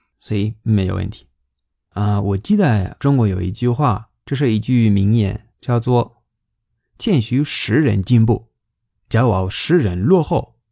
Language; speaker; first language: Chinese; non-native, fluent; Spanish